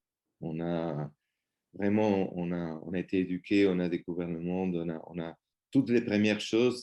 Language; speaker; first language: French; non-native, fluent; Spanish